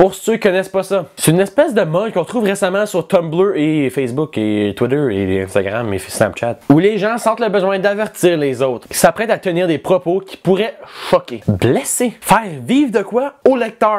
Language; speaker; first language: French; native; French